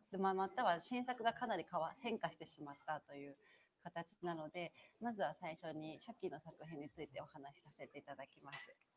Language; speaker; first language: Japanese; native; Japanese